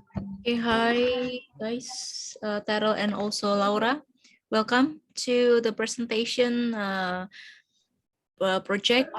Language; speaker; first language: English; non-native, fluent; Indonesian